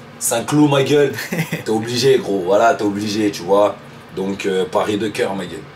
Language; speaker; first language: French; early bilingual, other home language; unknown